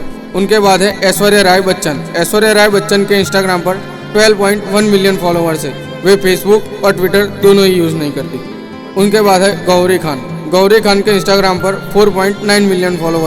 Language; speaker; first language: Hindi; native; Hindi